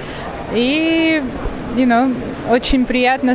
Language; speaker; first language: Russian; non-native, local second language; Georgian